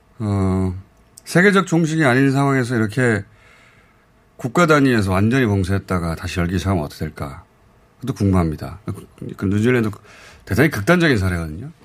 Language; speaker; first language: Korean; native; Korean